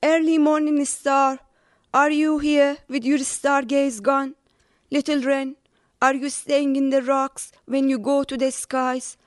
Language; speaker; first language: English; non-native, fluent; Persian